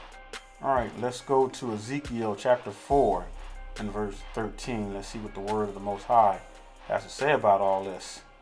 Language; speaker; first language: English; native; English